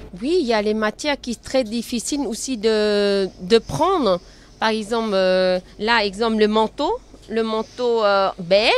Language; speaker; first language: French; non-native, learner; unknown